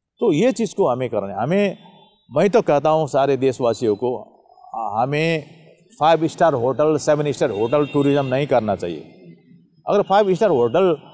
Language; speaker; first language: Hindi; non-native, local second language; Nepali